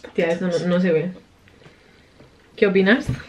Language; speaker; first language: Spanish; native; Spanish